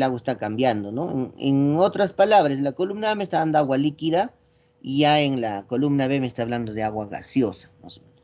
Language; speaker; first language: Spanish; native; Spanish